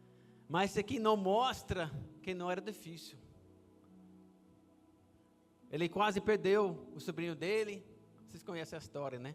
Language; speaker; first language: Portuguese; non-native, fluent; English